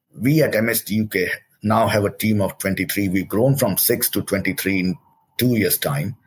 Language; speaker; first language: English; non-native, local second language; Hindi